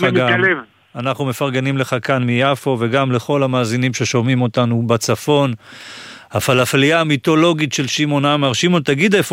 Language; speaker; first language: Hebrew; native; Hebrew